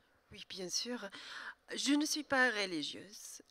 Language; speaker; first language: French; non-native, learner; English